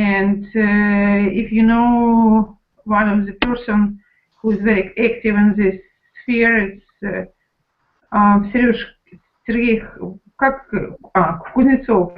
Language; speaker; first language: English; non-native, learner; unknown